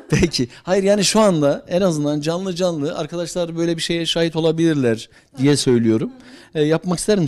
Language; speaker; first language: Turkish; native; Turkish